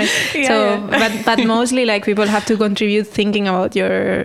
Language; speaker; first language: English; non-native, fluent; Spanish